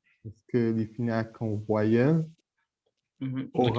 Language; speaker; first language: Haitian Creole; non-native, learner; French